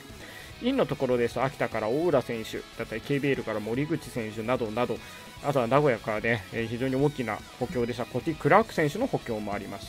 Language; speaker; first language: Japanese; native; Japanese